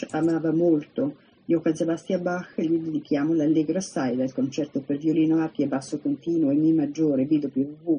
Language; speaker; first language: Italian; native; Italian